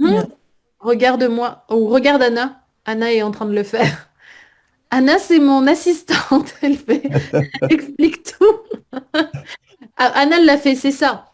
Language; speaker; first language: French; native; French